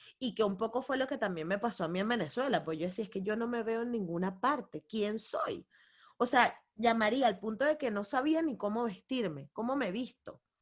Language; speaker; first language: Spanish; native; Spanish